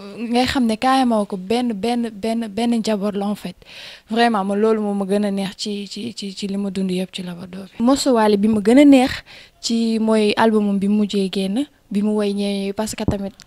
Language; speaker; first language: Wolof; native; Wolof